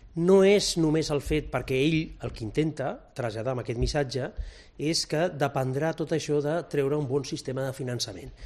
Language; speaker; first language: Catalan; non-native, local second language; Spanish